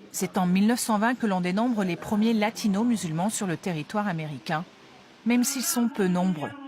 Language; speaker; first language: French; native; French